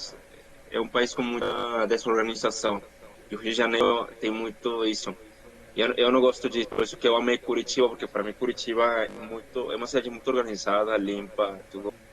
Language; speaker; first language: Portuguese; non-native, fluent; Spanish